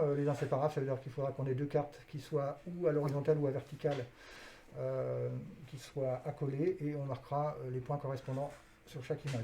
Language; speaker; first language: French; native; French